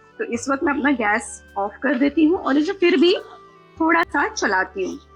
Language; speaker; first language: Hindi; non-native, local second language; Marathi